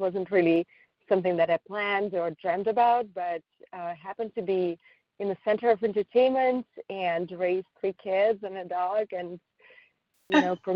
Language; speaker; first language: English; non-native, fluent; Russian